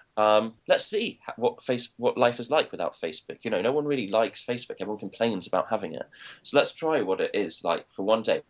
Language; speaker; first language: English; native; English